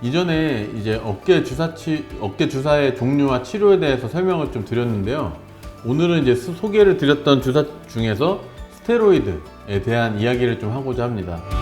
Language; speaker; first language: Korean; native; Korean